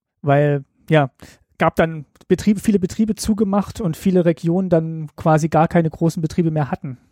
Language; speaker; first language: German; native; German